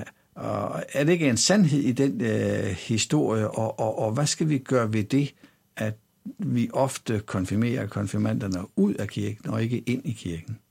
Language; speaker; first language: Danish; native; Danish